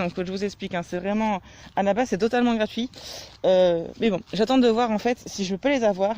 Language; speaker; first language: French; native; French